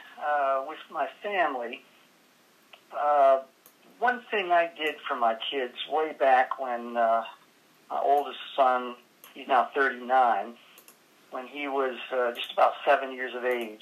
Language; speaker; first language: English; native; English